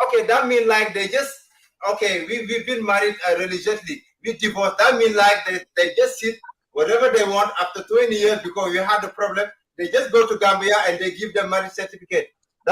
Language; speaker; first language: English; non-native, learner; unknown